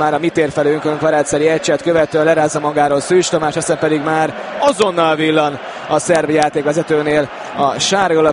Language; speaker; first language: Hungarian; native; Hungarian